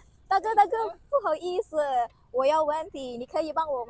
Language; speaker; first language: Chinese; non-native, learner; Indonesian